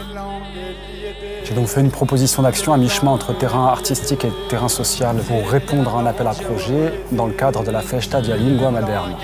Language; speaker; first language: French; native; French